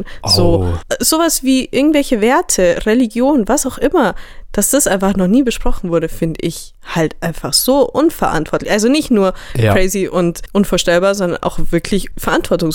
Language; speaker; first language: German; native; German